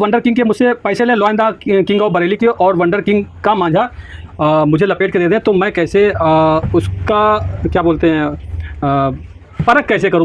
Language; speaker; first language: Hindi; native; Hindi